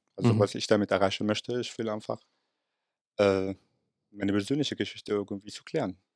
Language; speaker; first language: German; non-native, fluent; Arabic